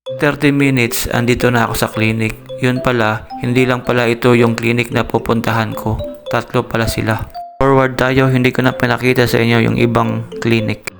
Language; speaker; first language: Filipino; native; Filipino